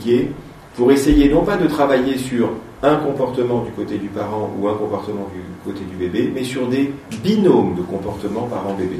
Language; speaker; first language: French; native; French